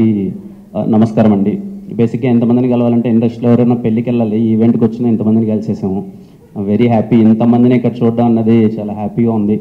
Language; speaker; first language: Telugu; native; Telugu